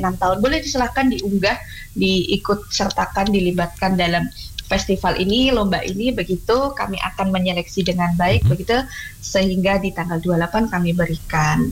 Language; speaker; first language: Indonesian; non-native, local second language; Javanese